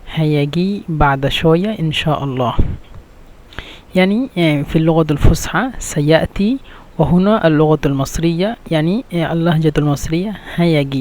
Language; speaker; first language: Arabic; non-native, fluent; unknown